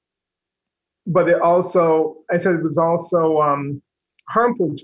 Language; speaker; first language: English; native; English